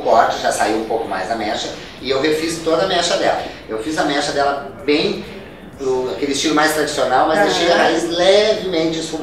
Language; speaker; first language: Portuguese; native; Portuguese